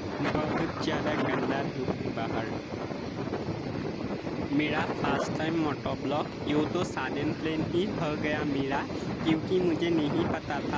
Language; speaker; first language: Hindi; non-native, local second language; Assamese